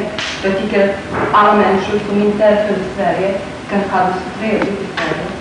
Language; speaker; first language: Swedish; non-native, learner; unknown